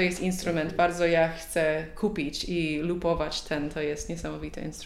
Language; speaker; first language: Polish; non-native, learner; English